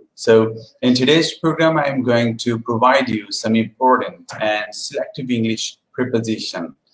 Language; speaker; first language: English; non-native, local second language; Bangla